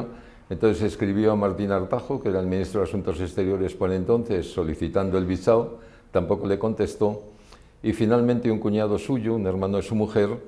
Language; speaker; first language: Spanish; native; Spanish